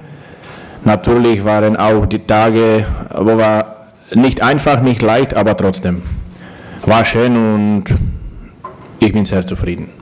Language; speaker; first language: German; non-native, learner; Slovak